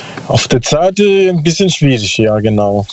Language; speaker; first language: German; non-native, learner; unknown